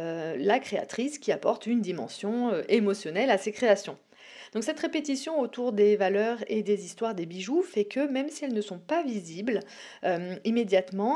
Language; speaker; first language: French; native; French